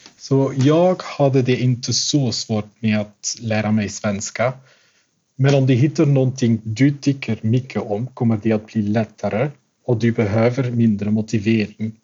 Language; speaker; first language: Swedish; non-native, fluent; Dutch